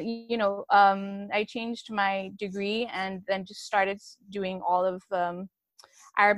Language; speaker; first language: English; non-native, local second language; Urdu